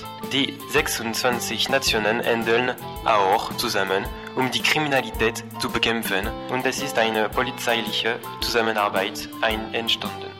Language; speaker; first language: German; non-native, learner; French